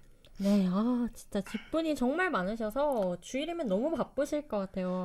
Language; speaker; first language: Korean; native; Korean